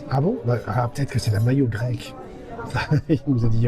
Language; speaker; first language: French; native; French